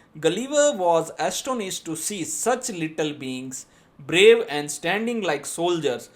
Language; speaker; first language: English; non-native, local second language; Gujarati